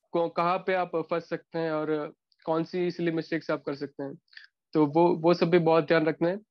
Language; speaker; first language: Hindi; non-native, local second language; Gujarati